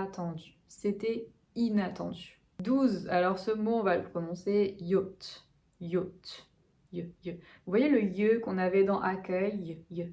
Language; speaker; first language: French; native; French